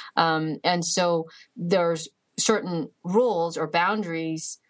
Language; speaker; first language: English; early bilingual, other home language; Chinese